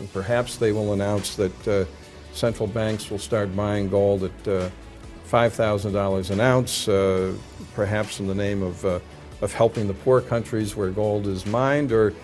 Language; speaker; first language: English; native; English